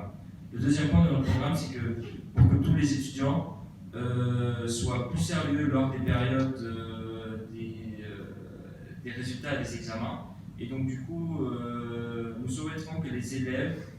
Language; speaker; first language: French; native; French